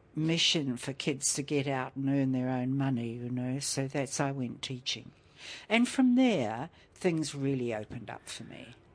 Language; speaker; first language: English; native; English